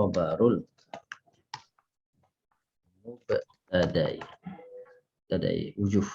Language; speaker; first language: Arabic; non-native, fluent; Indonesian